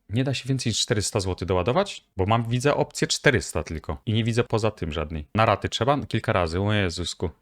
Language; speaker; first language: Polish; native; Polish